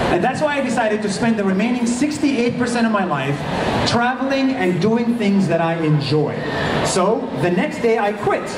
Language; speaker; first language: English; non-native, fluent; Arabic